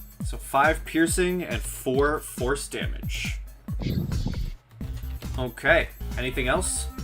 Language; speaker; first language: English; native; English